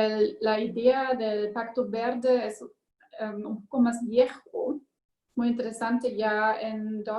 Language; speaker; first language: Spanish; non-native, learner; German